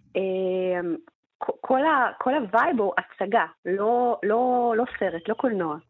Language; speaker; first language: Hebrew; early bilingual, other home language; Russian